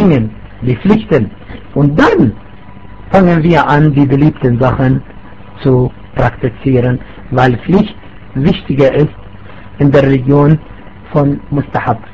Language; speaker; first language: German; non-native, fluent; Arabic